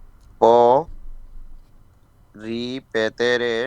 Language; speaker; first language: Italian; non-native, learner; Bangla